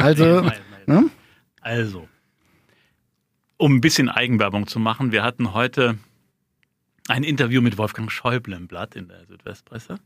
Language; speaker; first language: German; native; German